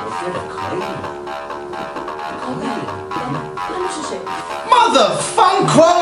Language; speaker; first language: Chinese; non-native, learner; English